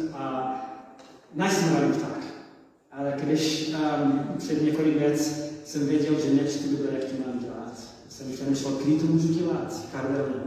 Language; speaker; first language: Czech; non-native, learner; English